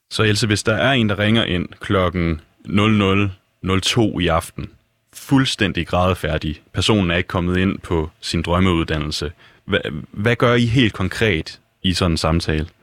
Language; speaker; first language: Danish; native; Danish